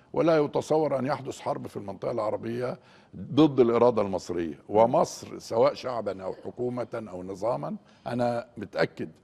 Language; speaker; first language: Arabic; native; Arabic